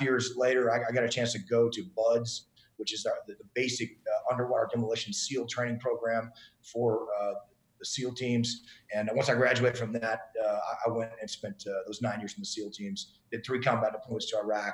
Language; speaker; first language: English; native; English